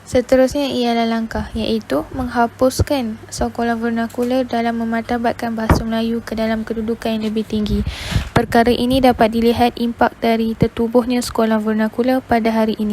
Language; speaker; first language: Malay; native; Malay